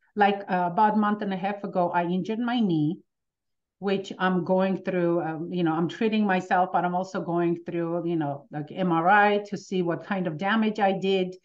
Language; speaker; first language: English; early bilingual, other home language; Armenian